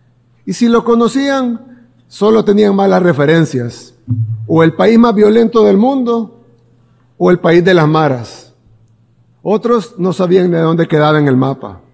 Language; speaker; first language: Spanish; native; Spanish